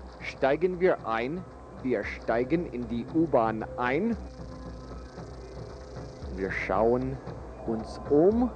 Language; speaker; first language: German; non-native, fluent; English